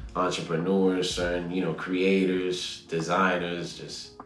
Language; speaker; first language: English; early bilingual, other home language; Spanish